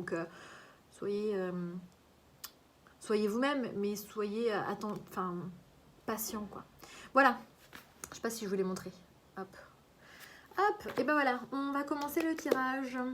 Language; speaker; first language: French; native; French